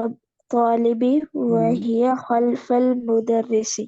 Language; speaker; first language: Arabic; non-native, learner; Urdu